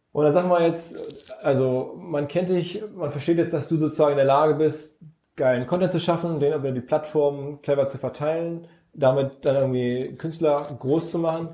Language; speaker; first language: German; native; German